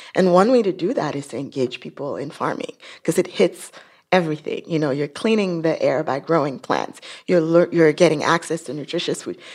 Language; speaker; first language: English; non-native, local second language; Yoruba